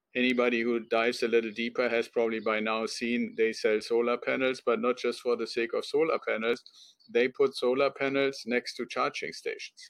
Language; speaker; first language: English; non-native, fluent; German